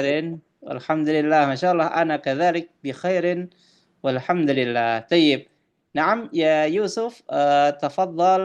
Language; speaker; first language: Arabic; non-native, fluent; Indonesian